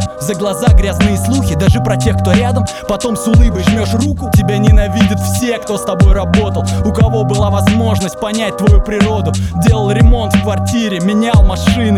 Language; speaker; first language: Russian; native; Russian